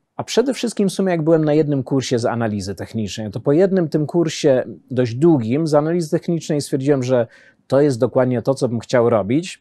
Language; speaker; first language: Polish; early bilingual, heritage; Polish